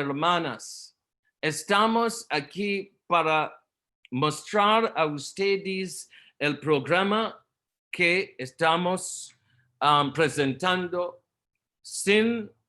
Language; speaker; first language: Spanish; non-native, learner; Portuguese